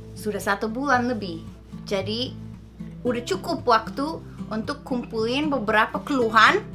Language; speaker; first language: Indonesian; non-native, fluent; English